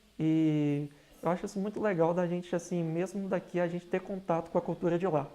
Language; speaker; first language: Portuguese; native; Portuguese